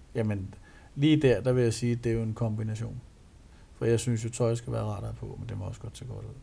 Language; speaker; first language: Danish; native; Danish